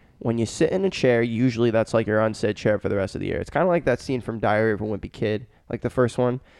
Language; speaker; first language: English; native; English